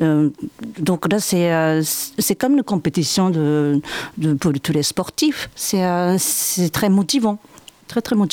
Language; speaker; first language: French; non-native, fluent; Japanese